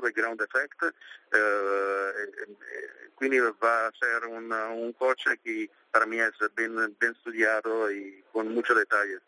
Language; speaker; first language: Spanish; non-native, learner; Italian